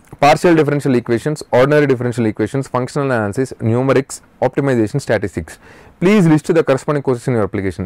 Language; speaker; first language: English; non-native, local second language; Telugu